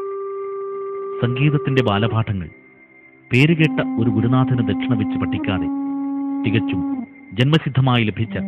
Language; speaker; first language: Malayalam; native; Malayalam